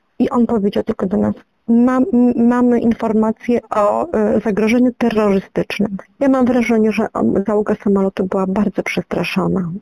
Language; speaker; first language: Polish; native; Polish